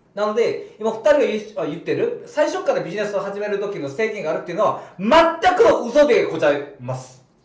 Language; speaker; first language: Japanese; non-native, fluent; Korean